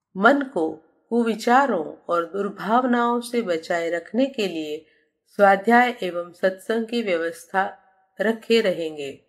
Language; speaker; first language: Hindi; native; Hindi